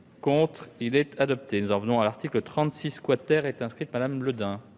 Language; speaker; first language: French; native; French